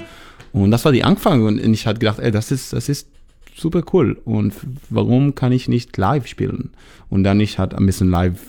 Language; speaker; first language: German; non-native, learner; Hebrew